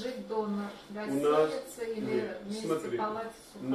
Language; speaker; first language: Russian; native; Russian